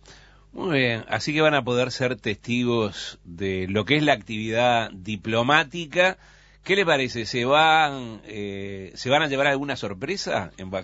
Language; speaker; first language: Spanish; native; Spanish